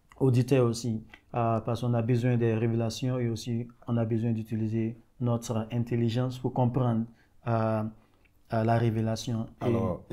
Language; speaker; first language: French; non-native, learner; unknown